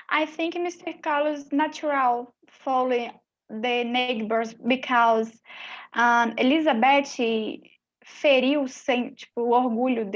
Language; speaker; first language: English; non-native, learner; Portuguese